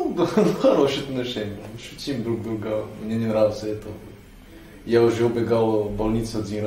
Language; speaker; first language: Russian; non-native, learner; Portuguese